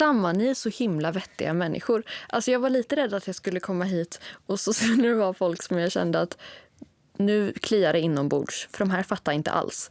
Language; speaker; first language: Swedish; native; Swedish